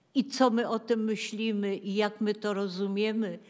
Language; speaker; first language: Polish; native; Polish